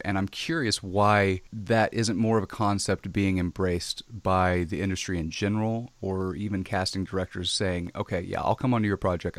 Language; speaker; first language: English; native; English